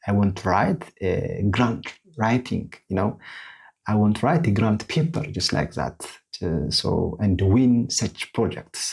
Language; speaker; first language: English; non-native, local second language; Amharic